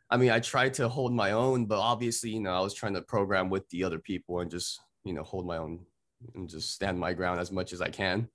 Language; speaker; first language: English; native; English